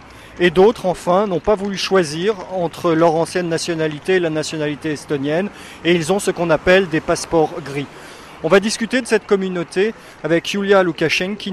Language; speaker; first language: French; native; French